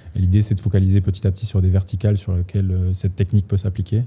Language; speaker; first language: French; native; French